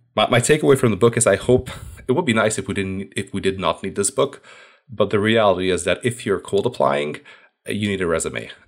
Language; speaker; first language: English; non-native, fluent; Hungarian